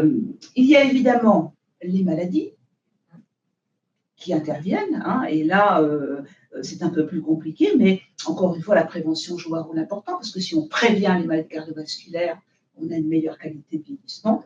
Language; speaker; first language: French; native; French